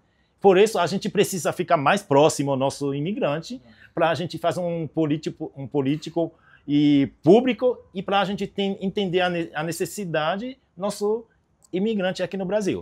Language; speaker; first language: Portuguese; non-native, learner; Haitian Creole